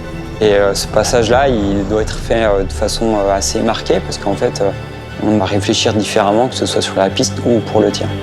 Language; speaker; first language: French; native; French